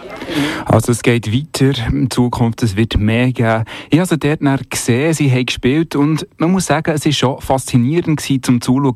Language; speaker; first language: German; native; German